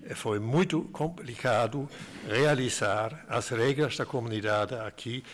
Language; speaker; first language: Portuguese; non-native, fluent; German